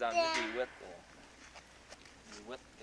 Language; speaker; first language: French; native; French